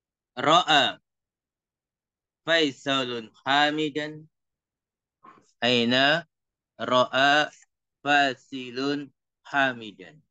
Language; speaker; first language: Arabic; non-native, fluent; Indonesian